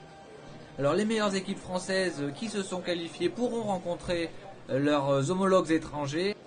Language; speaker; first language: French; native; French